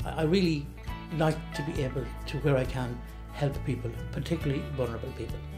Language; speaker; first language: English; native; English